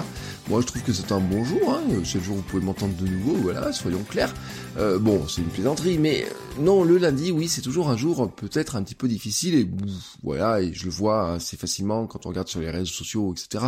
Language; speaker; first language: French; native; French